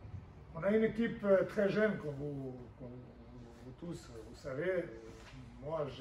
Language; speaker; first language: French; non-native, fluent; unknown